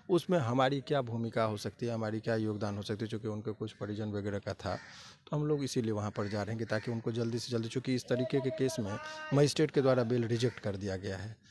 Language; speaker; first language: Hindi; native; Hindi